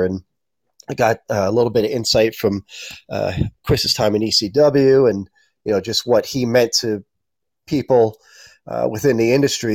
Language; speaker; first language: English; native; English